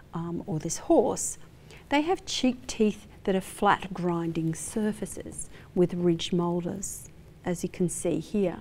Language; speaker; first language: English; native; English